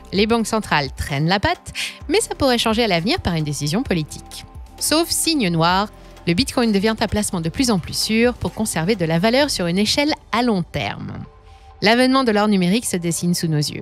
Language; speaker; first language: French; native; French